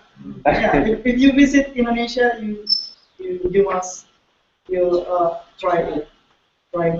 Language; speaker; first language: English; non-native, learner; Indonesian